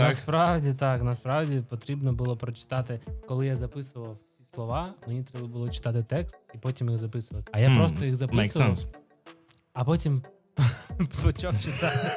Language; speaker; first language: Ukrainian; non-native, local second language; Russian